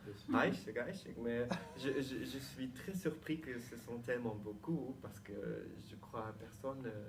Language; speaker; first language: French; non-native, learner; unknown